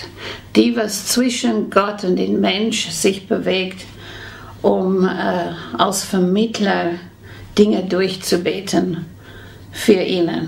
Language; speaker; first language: German; non-native, fluent; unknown